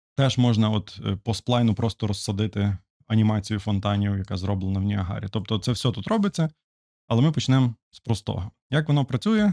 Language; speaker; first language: Ukrainian; native; Ukrainian